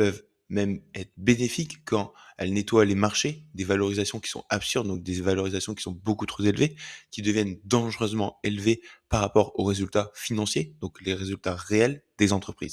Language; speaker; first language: French; native; French